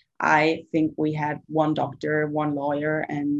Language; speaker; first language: English; non-native, fluent; German